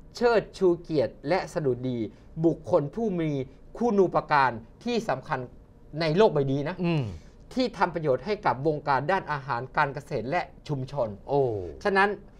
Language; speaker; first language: Thai; native; Thai